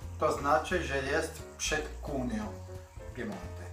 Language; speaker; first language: Polish; non-native, learner; Italian